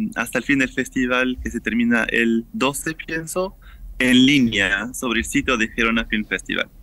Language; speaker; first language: Spanish; non-native, fluent; English